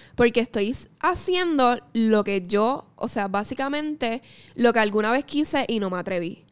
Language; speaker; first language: Spanish; native; Spanish